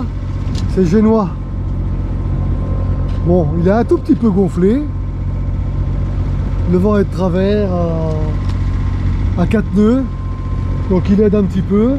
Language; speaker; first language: French; native; French